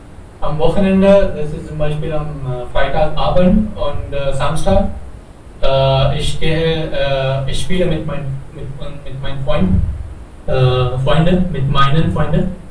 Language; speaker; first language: German; non-native, learner; Hindi